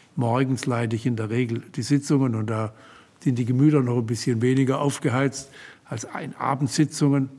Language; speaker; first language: German; native; German